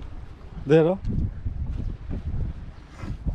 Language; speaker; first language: English; non-native, learner; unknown